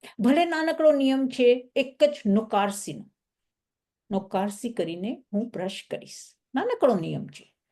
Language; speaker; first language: Gujarati; early bilingual, heritage; Gujarati